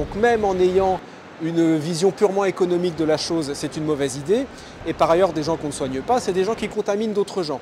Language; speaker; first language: French; native; French